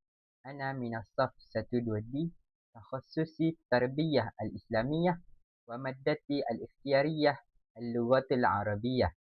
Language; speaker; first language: Arabic; non-native, learner; Malay